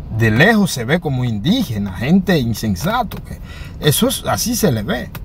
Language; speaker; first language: Spanish; non-native, fluent; Haitian Creole